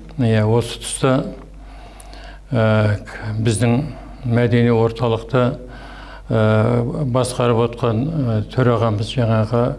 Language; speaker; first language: Kazakh; non-native, local second language; Turkish